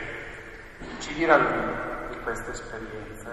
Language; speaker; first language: Italian; native; Italian